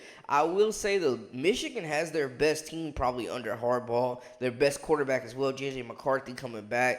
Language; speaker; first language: English; native; English